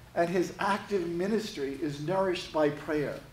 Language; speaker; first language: English; native; English